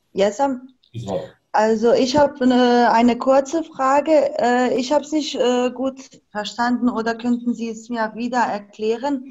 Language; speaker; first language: German; non-native, fluent; Bosnian